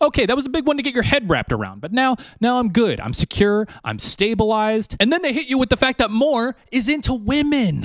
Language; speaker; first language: English; native; English